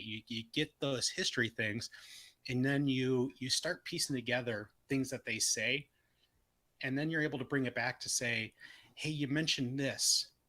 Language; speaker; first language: English; native; English